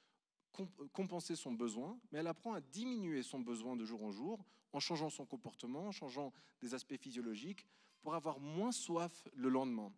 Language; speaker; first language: French; native; French